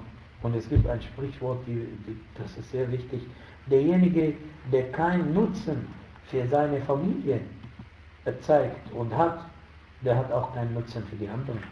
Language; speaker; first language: German; non-native, fluent; Arabic